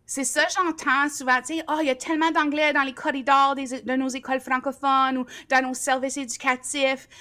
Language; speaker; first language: French; native; French